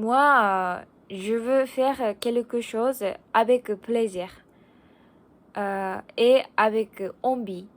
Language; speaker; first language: French; non-native, learner; Japanese